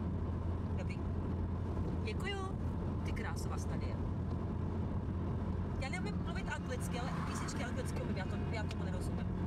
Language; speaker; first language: Czech; native; Czech